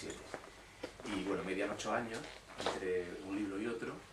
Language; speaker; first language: Spanish; native; Spanish